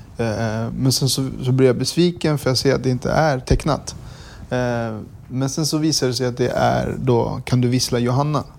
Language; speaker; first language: Swedish; early bilingual, other home language; Kurdish